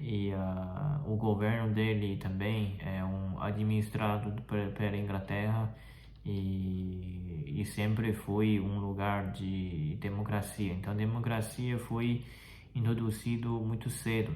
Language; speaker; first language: Portuguese; non-native, fluent; Chinese